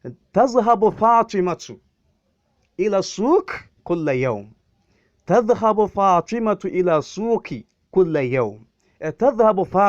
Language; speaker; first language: Arabic; non-native, fluent; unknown